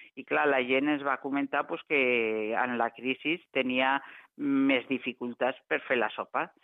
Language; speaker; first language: Catalan; non-native, local second language; Spanish